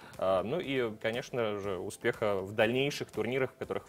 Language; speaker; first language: Russian; native; Russian